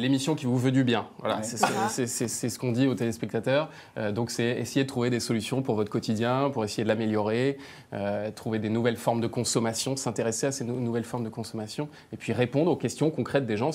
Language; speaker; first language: French; native; French